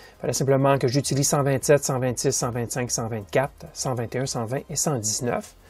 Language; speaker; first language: French; native; French